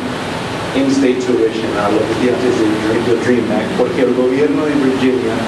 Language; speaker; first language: Spanish; non-native, fluent; English